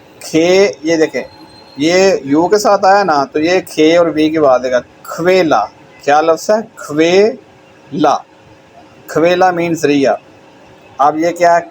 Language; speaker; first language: Urdu; non-native, local second language; Punjabi